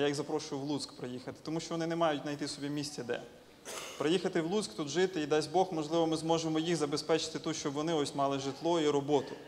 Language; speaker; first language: Ukrainian; native; Ukrainian